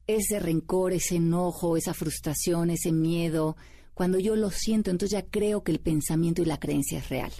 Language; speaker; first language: Spanish; native; Spanish